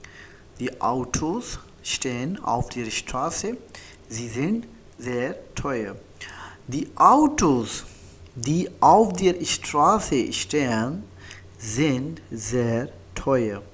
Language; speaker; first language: German; non-native, fluent; Hindi